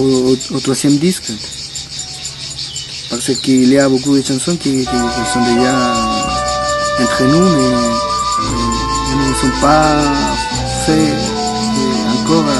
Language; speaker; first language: French; non-native, learner; Spanish